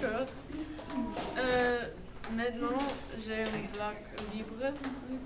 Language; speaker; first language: French; non-native, learner; English